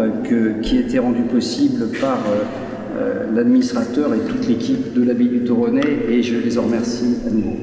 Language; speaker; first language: French; native; French